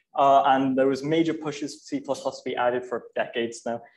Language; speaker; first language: English; native; English